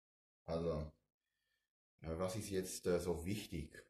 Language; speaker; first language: German; non-native, fluent; Polish